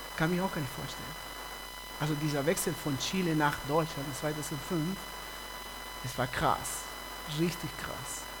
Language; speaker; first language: German; non-native, fluent; Spanish